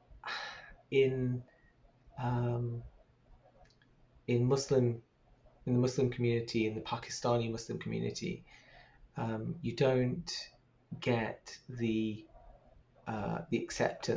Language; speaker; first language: English; native; English